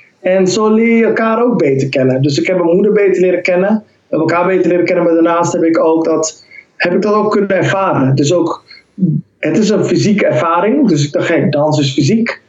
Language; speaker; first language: Dutch; early bilingual, other home language; Somali